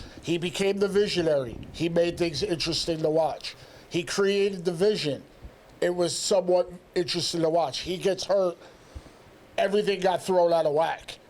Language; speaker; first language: English; native; English